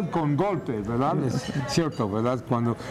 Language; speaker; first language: Spanish; non-native, fluent; English